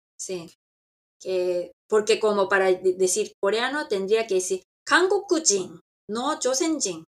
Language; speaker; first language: Spanish; non-native, fluent; Korean